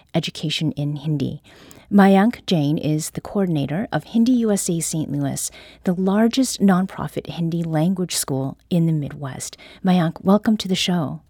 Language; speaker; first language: English; early bilingual, other home language; Korean